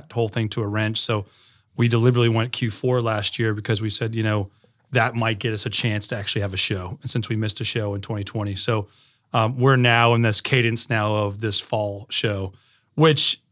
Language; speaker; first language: English; native; English